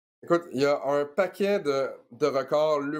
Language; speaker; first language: French; native; French